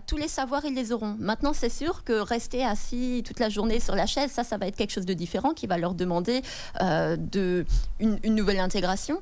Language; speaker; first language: French; native; French